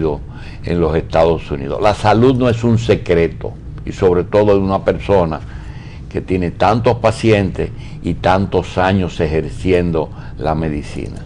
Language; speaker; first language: Spanish; native; Spanish